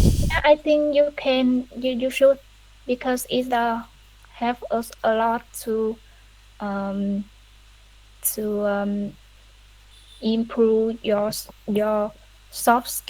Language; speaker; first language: English; non-native, learner; Vietnamese